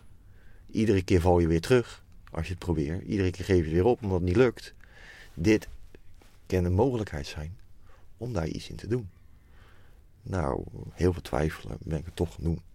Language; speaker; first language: Dutch; native; Dutch